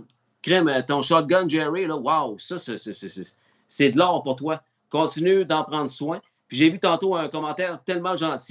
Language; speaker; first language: French; native; French